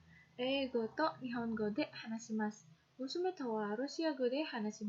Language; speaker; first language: Japanese; non-native, learner; Indonesian